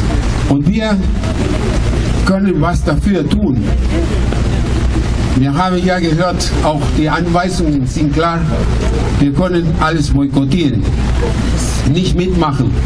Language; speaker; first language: German; non-native, fluent; Spanish